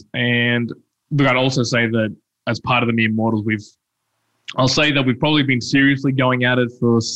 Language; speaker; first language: English; early bilingual, other home language; Spanish